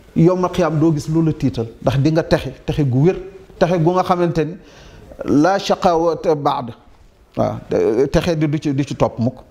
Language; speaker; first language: Wolof; native; Wolof